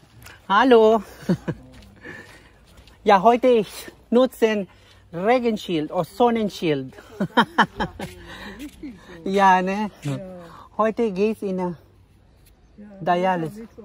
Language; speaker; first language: German; non-native, learner; Filipino